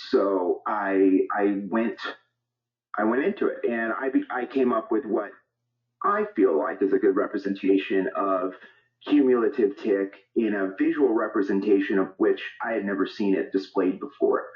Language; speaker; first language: English; native; English